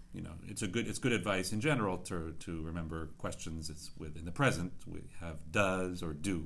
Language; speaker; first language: English; native; English